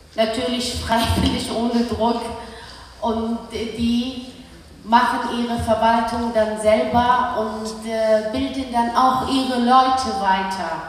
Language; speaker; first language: German; early bilingual, other home language; Kurdish